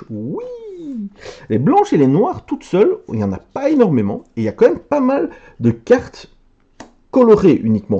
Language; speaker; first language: French; native; French